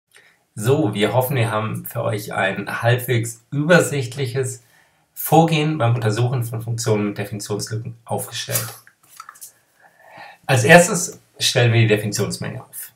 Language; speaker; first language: German; native; German